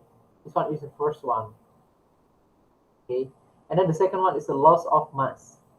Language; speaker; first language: English; non-native, learner; Indonesian